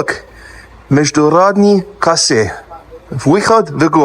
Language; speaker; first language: Russian; non-native, learner; English